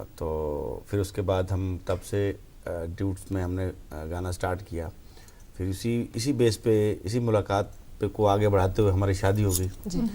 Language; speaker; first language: Hindi; non-native, local second language; Punjabi